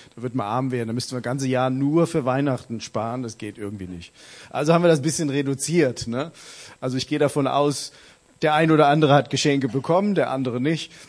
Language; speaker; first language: German; native; German